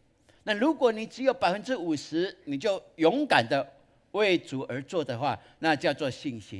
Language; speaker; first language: Chinese; native; Chinese